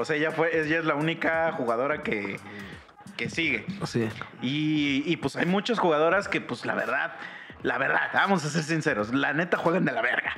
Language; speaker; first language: Spanish; native; Spanish